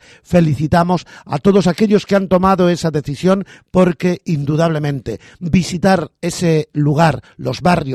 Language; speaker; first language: Spanish; native; Spanish